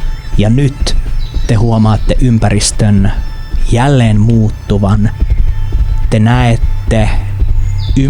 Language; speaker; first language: Finnish; native; Finnish